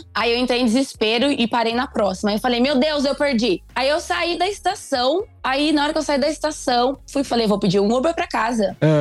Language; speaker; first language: Portuguese; native; Portuguese